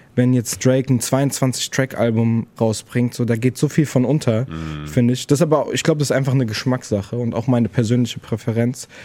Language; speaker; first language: German; native; German